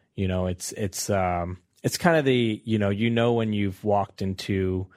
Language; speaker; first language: English; native; English